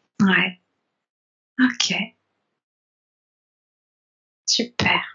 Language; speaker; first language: French; native; French